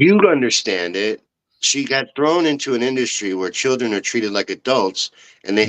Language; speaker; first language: English; native; English